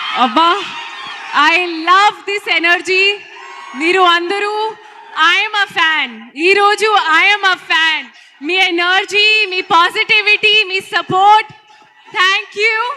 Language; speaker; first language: Telugu; non-native, learner; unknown